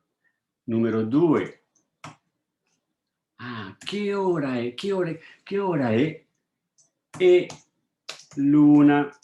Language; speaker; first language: Italian; non-native, fluent; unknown